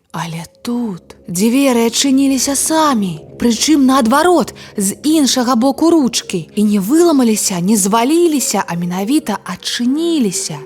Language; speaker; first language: Belarusian; native; Belarusian